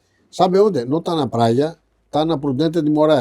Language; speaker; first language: Portuguese; non-native, fluent; Greek